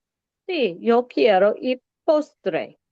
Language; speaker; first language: Spanish; non-native, learner; English